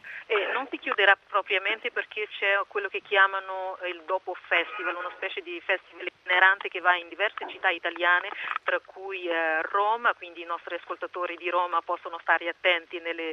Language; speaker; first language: Italian; non-native, fluent; Portuguese